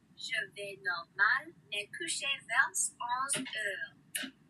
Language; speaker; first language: French; non-native, learner; English